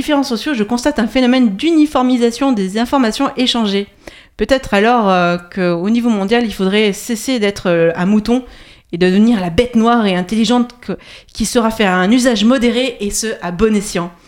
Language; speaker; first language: French; native; French